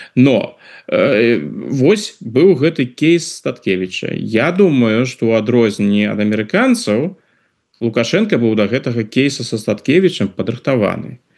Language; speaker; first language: Belarusian; non-native, local second language; Russian